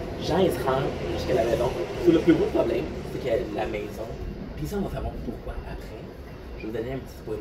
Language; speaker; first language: French; native; French